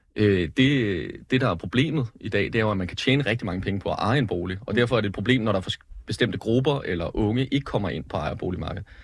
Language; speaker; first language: Danish; native; Danish